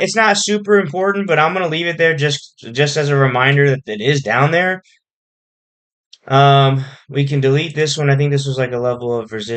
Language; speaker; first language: English; native; English